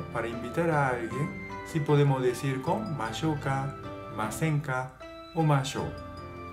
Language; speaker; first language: Spanish; non-native, fluent; Japanese